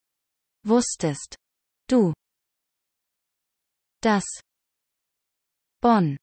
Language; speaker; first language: German; non-native, learner; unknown